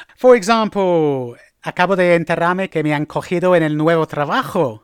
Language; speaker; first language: Spanish; non-native, fluent; English